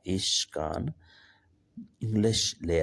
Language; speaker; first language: German; non-native, fluent; Urdu